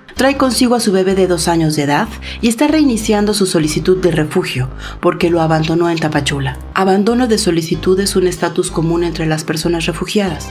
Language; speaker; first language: Spanish; native; Spanish